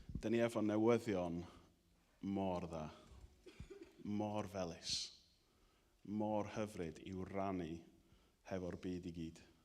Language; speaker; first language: Welsh; native; Welsh